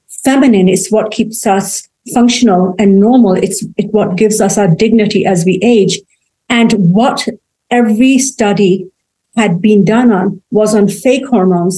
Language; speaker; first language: English; native; English